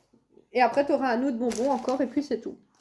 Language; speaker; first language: French; native; French